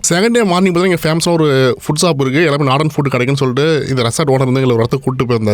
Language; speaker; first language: Tamil; native; Tamil